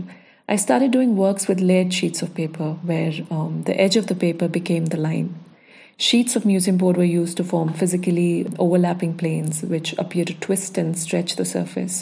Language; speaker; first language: English; non-native, local second language; Hindi